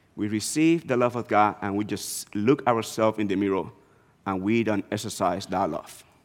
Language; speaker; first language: English; non-native, fluent; Spanish